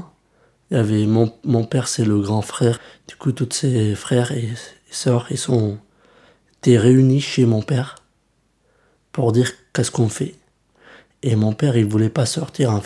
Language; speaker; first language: French; early bilingual, other home language; Kurdish